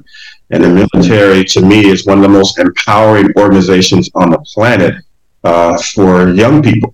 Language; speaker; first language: English; native; English